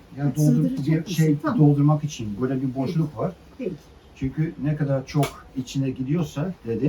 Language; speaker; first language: Turkish; non-native, fluent; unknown